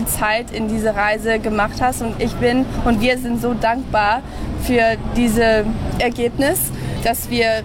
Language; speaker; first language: German; early bilingual, heritage; German